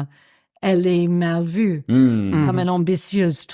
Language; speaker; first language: French; non-native, fluent; English